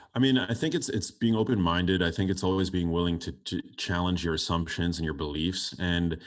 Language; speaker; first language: English; native; English